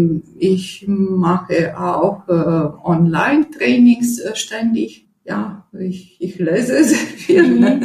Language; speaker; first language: German; non-native, fluent; Romanian